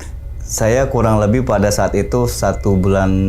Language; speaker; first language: Indonesian; native; Indonesian